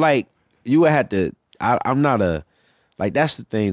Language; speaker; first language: English; native; English